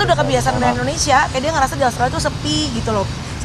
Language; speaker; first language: Indonesian; native; Indonesian